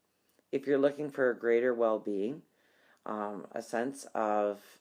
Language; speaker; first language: English; native; English